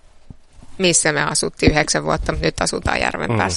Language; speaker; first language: Finnish; native; Finnish